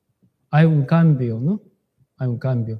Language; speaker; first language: Spanish; non-native, learner; Chinese